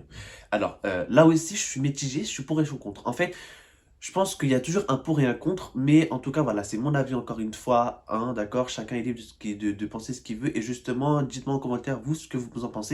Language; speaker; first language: French; native; French